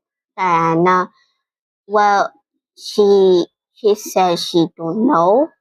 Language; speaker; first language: English; non-native, fluent; Vietnamese